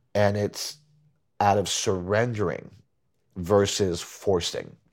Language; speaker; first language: English; early bilingual, other home language; Spanish